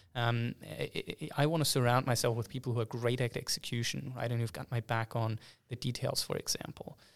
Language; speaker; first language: English; non-native, fluent; German